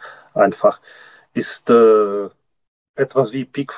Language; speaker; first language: German; non-native, learner; Czech